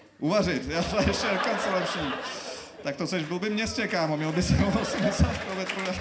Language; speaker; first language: Czech; early bilingual, other home language; Armenian